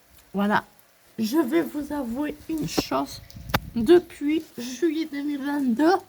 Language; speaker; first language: French; native; French